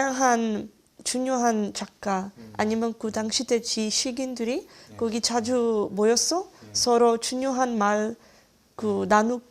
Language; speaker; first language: Korean; non-native, fluent; Czech